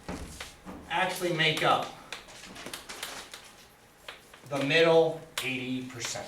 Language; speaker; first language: English; native; English